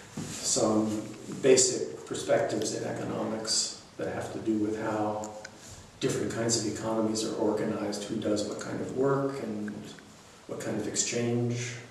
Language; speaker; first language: English; native; English